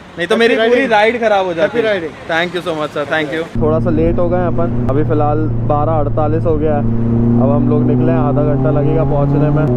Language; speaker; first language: Hindi; native; Hindi